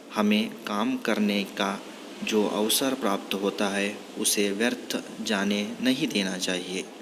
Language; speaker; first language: Hindi; non-native, local second language; Kannada